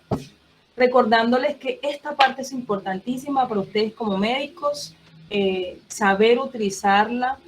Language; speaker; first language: Spanish; native; Spanish